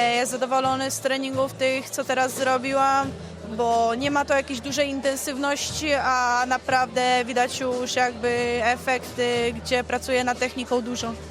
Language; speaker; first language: Polish; native; Polish